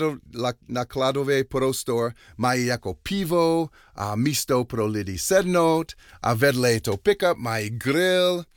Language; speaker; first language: Czech; non-native, learner; English